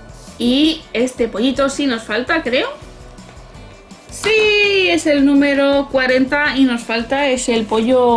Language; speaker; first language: Spanish; native; Spanish